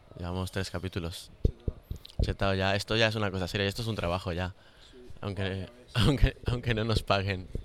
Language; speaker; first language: Spanish; native; Spanish